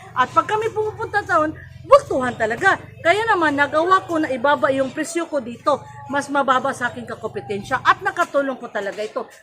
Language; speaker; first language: Filipino; non-native, local second language; Cebuano